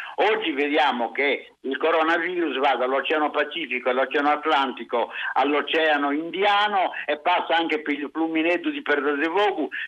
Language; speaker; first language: Italian; native; Italian